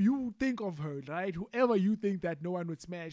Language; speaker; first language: English; non-native, local second language; Xhosa